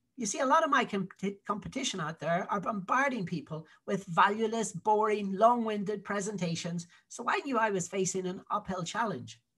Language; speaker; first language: English; native; English